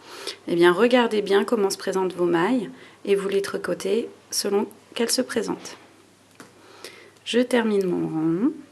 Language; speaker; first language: French; native; French